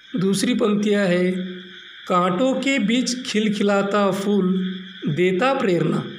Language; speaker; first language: Hindi; non-native, local second language; Marathi